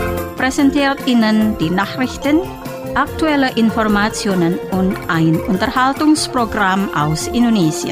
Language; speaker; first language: German; non-native, fluent; Indonesian